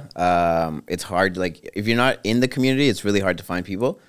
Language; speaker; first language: English; early bilingual, other home language; Spanish